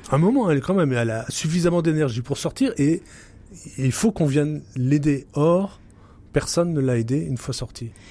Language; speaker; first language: French; native; French